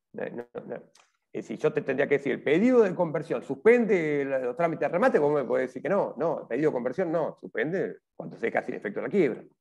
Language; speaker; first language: Spanish; native; Spanish